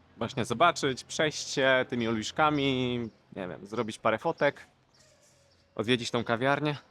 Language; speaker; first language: Polish; native; Polish